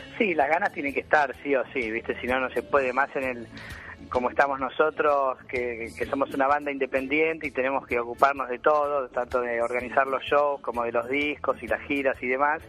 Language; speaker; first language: Spanish; native; Spanish